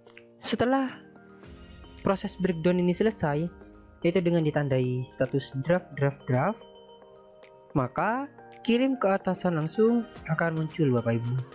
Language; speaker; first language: Indonesian; native; Indonesian